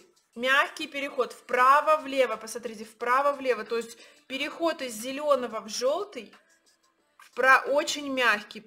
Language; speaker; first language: Russian; native; Russian